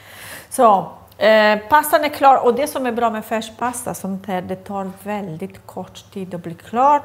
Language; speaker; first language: Swedish; non-native, fluent; Italian